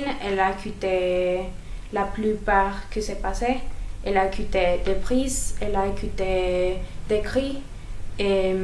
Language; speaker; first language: French; non-native, learner; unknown